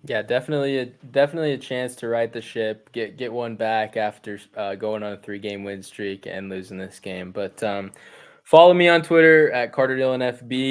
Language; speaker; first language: English; native; English